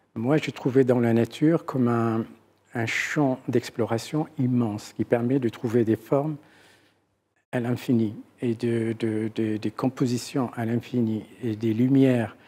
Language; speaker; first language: French; non-native, local second language; Arabic